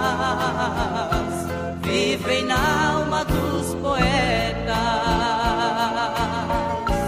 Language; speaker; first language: Portuguese; native; Portuguese